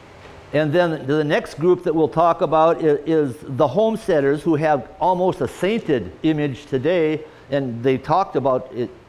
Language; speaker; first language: English; native; English